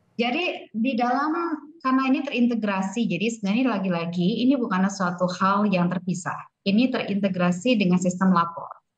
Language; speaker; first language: Indonesian; native; Indonesian